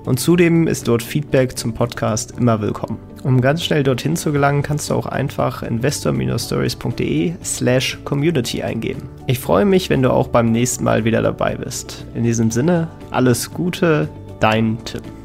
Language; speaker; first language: German; native; German